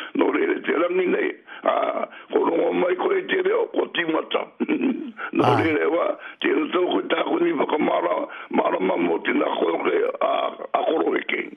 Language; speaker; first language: Māori; native; Māori